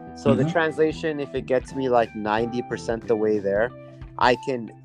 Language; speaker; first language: English; native; English